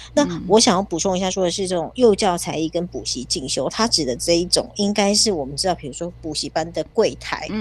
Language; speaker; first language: Chinese; native; Chinese